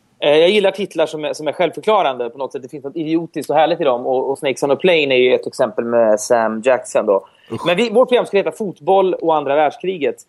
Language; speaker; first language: Swedish; native; Swedish